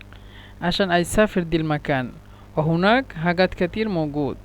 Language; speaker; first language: Arabic; non-native, fluent; Bangla